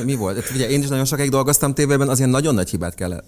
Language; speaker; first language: Hungarian; native; Hungarian